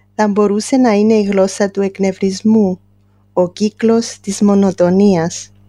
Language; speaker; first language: Greek; non-native, local second language; Armenian